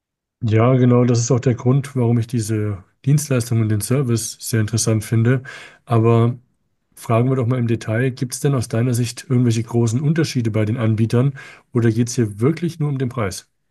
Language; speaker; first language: German; native; German